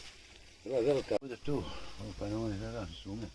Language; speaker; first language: Bosnian; native; Bosnian